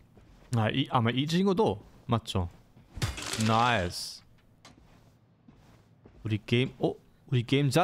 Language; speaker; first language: Korean; non-native, fluent; German